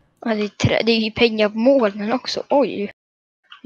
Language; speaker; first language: Swedish; native; Swedish